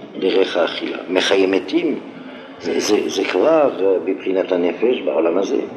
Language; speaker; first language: Hebrew; non-native, fluent; French